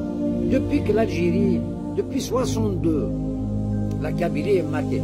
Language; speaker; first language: French; non-native, local second language; Kabyle